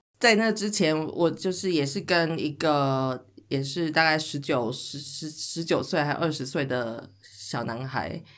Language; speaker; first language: Chinese; native; Chinese